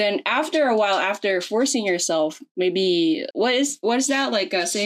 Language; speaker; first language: English; non-native, local second language; Filipino